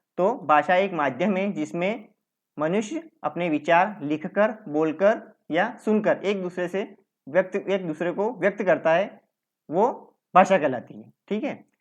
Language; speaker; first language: Hindi; native; Hindi